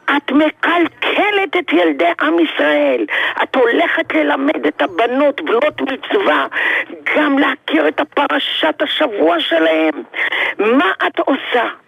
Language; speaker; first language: Hebrew; early bilingual, other home language; Arabic